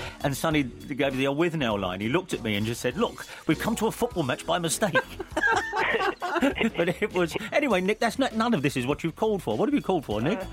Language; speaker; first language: English; native; English